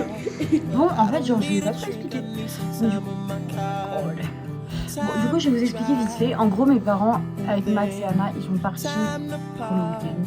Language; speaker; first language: French; native; French